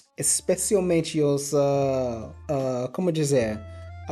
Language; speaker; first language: Portuguese; non-native, fluent; English